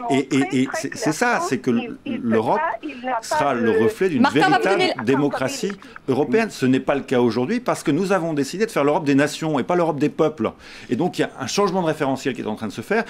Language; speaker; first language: French; native; French